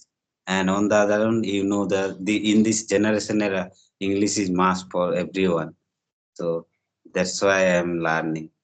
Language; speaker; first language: English; non-native, learner; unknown